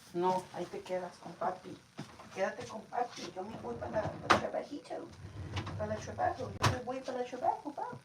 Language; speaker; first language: Spanish; early bilingual, heritage; Spanish